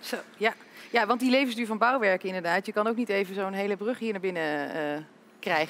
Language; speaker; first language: Dutch; native; Dutch